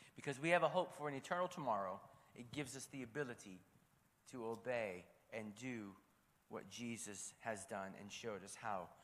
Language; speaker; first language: English; native; English